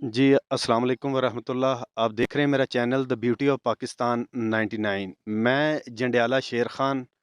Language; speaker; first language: Urdu; non-native, local second language; Punjabi